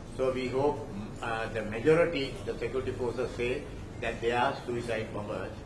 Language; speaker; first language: English; non-native, local second language; Sinhala